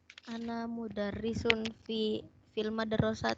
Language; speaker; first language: Arabic; non-native, learner; Indonesian